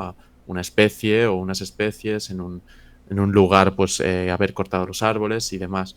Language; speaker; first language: Spanish; native; Spanish